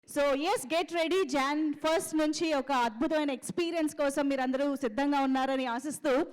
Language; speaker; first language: Telugu; native; Telugu